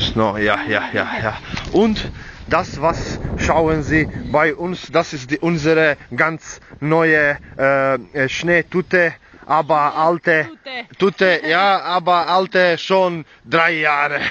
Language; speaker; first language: German; non-native, learner; Croatian